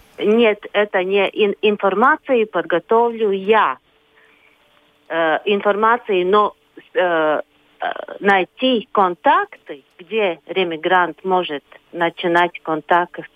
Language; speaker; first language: Russian; non-native, local second language; Latvian